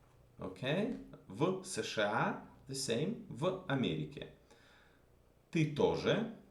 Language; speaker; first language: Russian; non-native, fluent; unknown